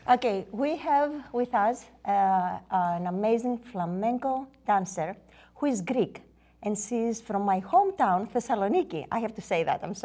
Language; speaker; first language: English; non-native, fluent; Greek